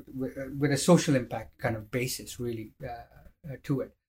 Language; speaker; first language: English; non-native, fluent; Arabic